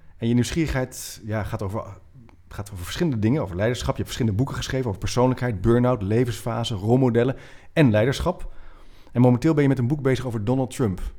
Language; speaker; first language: Dutch; native; Dutch